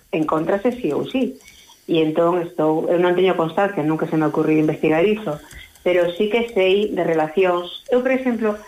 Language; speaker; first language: Galician; early bilingual, other home language; Spanish